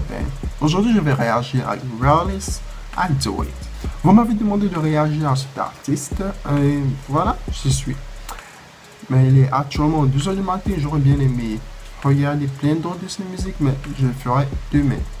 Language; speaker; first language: French; native; French